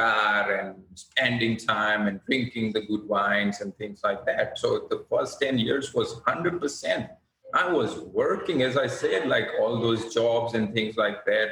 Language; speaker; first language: English; non-native, local second language; Gujarati